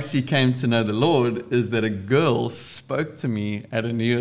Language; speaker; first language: English; native; English